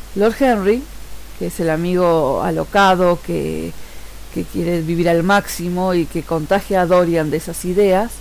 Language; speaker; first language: Spanish; native; Spanish